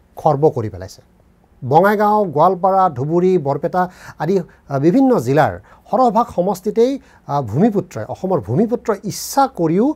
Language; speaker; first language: Assamese; native; Assamese